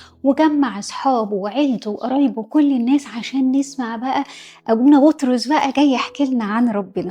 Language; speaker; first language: Arabic; native; Arabic